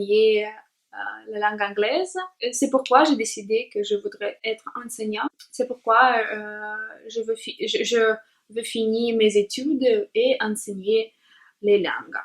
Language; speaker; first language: French; non-native, learner; Russian